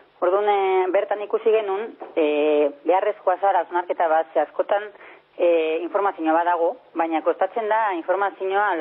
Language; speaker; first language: Basque; non-native, local second language; Spanish